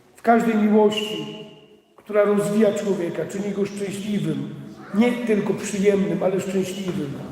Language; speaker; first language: Polish; native; Polish